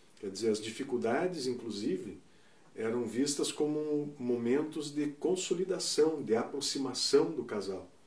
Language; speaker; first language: Portuguese; native; Portuguese